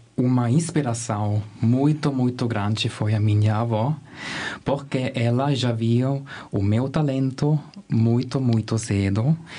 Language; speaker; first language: Portuguese; non-native, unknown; German